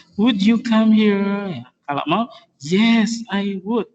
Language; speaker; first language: English; non-native, fluent; Indonesian